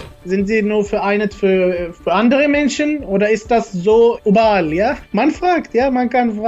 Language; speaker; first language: German; non-native, learner; Arabic